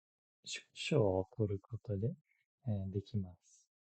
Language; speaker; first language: Japanese; non-native, fluent; English